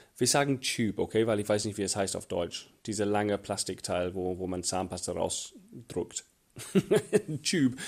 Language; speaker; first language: German; non-native, fluent; English